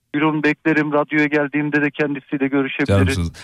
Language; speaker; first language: Turkish; native; Turkish